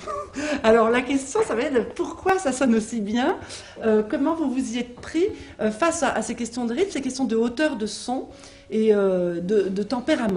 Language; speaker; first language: French; native; French